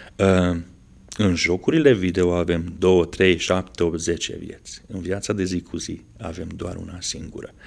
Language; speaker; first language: Romanian; non-native, local second language; Hungarian